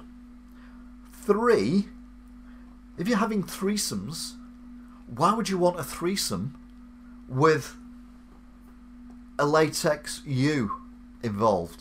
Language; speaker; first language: English; native; English